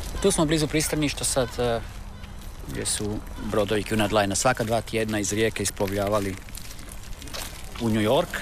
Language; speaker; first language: Serbian; native; Serbian